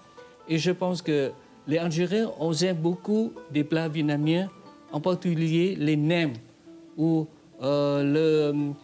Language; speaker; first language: French; non-native, fluent; Vietnamese